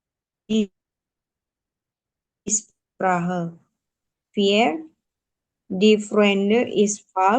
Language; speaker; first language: German; non-native, learner; Indonesian